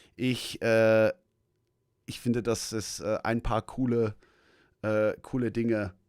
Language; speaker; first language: German; non-native, fluent; English